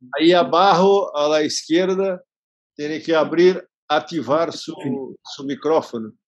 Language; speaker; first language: Spanish; non-native, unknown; Portuguese